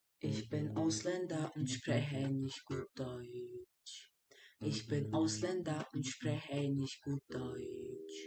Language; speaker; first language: German; early bilingual, other home language; Turkish